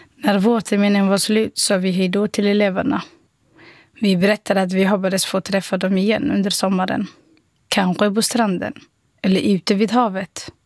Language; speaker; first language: Swedish; non-native, fluent; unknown